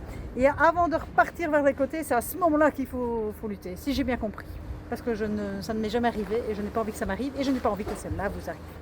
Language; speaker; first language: French; native; French